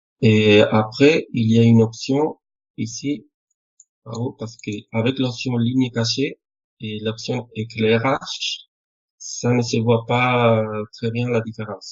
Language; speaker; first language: French; non-native, fluent; Spanish